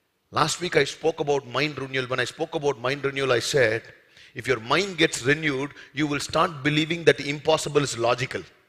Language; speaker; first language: English; non-native, local second language; Tamil